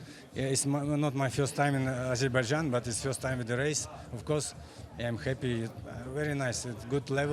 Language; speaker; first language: English; non-native, fluent; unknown